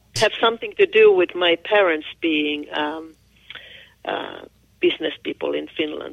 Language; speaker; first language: English; non-native, fluent; Finnish